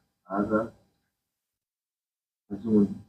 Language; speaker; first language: Arabic; non-native, learner; English